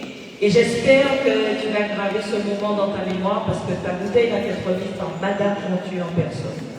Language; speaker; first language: French; native; French